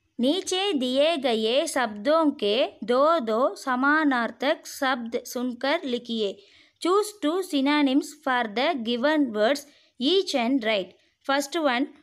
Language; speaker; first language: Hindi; non-native, local second language; Tamil